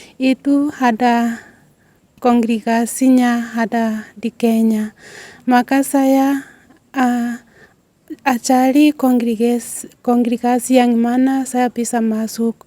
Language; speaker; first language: Indonesian; non-native, learner; Swahili